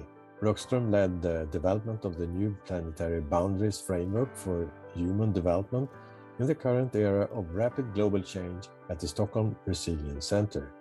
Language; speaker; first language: English; non-native, fluent; Swedish